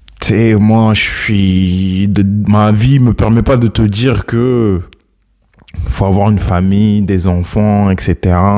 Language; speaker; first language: French; early bilingual, other home language; Akan